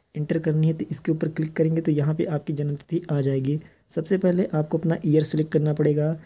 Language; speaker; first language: Hindi; native; Hindi